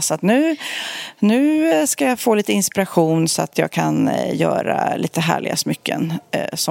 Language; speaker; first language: Swedish; native; Swedish